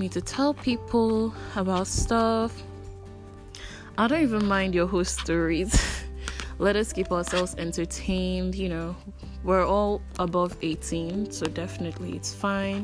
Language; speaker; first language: English; non-native, local second language; Igbo